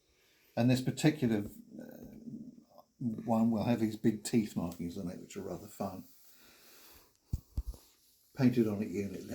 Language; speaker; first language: English; native; English